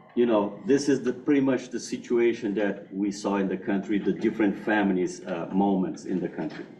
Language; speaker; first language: English; non-native, fluent; Portuguese